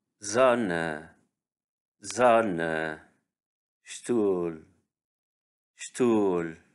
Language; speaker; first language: German; non-native, fluent; Arabic